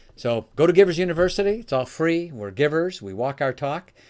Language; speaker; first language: English; native; English